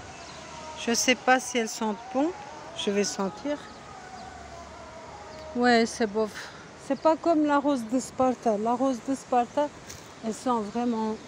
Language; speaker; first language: French; non-native, fluent; Turkish